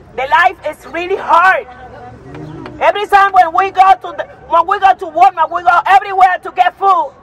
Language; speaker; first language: English; non-native, learner; Spanish